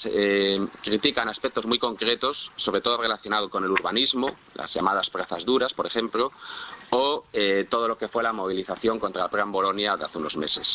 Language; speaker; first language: Spanish; native; Spanish